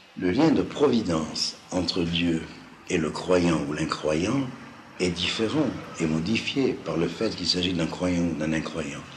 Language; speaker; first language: French; non-native, local second language; Arabic